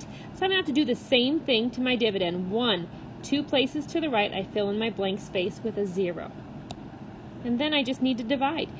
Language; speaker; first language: English; native; English